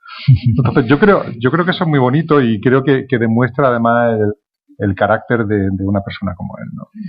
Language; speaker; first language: Spanish; native; Spanish